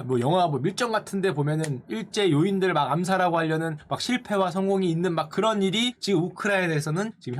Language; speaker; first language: Korean; native; Korean